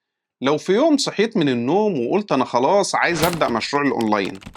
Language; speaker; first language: Arabic; native; Arabic